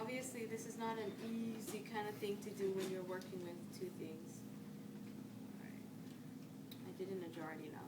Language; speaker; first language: English; native; English